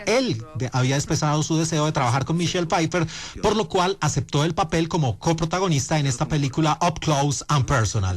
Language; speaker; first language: Spanish; native; Spanish